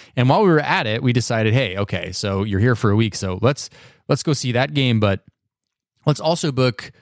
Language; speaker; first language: English; native; English